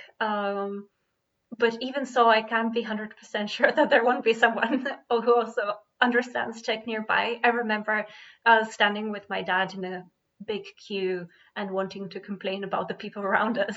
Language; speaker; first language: English; non-native, fluent; Bulgarian